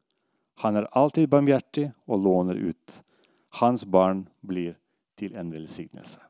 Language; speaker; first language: Norwegian; non-native, fluent; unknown